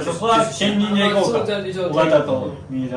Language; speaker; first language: Japanese; native; Japanese